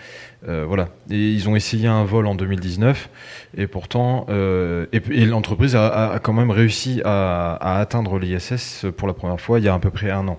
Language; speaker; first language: French; native; French